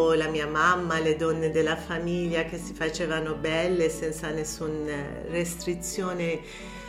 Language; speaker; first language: Italian; non-native, fluent; Persian